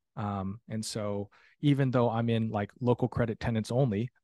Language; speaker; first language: English; native; English